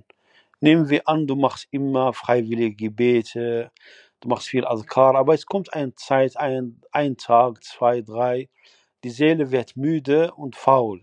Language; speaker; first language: German; non-native, fluent; Arabic